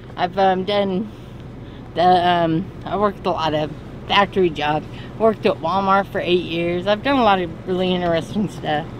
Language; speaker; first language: English; native; English